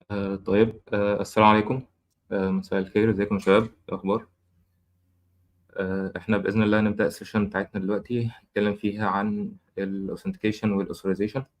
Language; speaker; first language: Arabic; native; Arabic